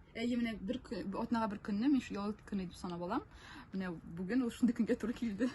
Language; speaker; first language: Tatar; non-native, local second language; Russian